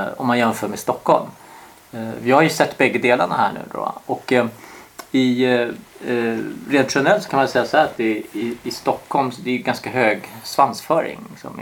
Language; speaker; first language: Swedish; early bilingual, other home language; Korean